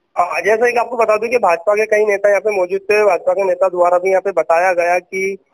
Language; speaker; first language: Hindi; native; Hindi